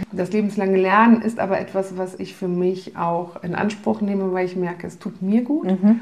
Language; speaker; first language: German; early bilingual, other home language; Polish